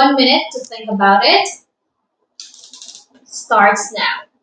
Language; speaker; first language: English; non-native, fluent; Vietnamese